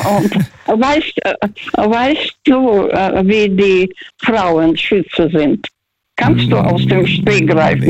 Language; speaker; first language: German; non-native, fluent; Russian